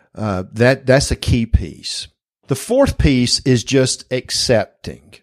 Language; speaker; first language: English; native; English